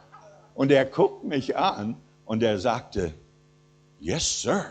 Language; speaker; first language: German; non-native, fluent; English